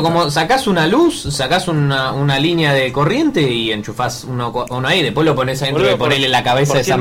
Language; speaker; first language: Spanish; native; Spanish